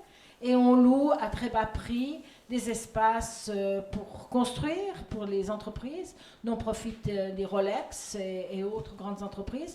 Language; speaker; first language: French; native; French